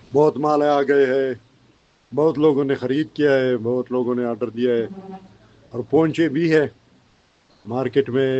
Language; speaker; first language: Hindi; non-native, fluent; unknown